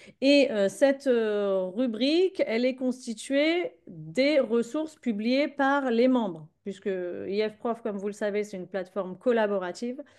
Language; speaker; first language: French; native; French